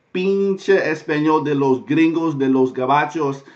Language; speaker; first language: Spanish; non-native, learner; English